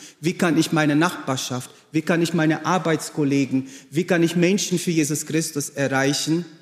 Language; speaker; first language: German; non-native, fluent; Portuguese